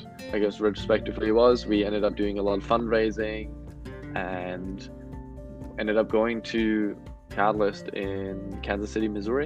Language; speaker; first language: English; non-native, fluent; German